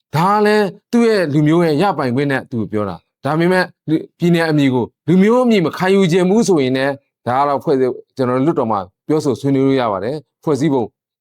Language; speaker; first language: Burmese; non-native, local second language; Shan